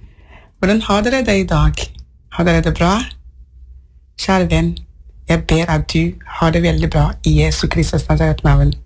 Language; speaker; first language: Norwegian; non-native, fluent; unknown